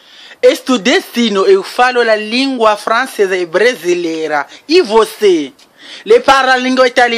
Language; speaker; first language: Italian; non-native, learner; French